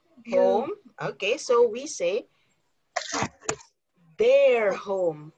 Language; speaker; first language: English; non-native, fluent; Indonesian